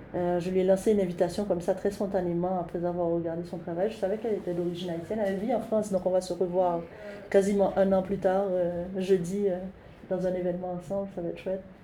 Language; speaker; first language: French; native; French